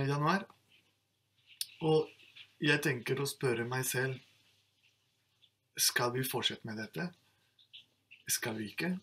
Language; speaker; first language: Norwegian; non-native, fluent; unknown